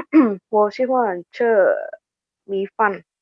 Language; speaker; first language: Chinese; non-native, learner; Indonesian